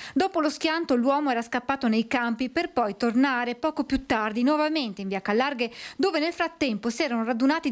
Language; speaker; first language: Italian; native; Italian